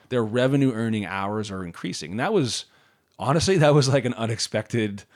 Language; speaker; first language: English; native; English